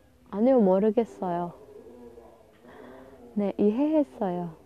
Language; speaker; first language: Korean; non-native, learner; Indonesian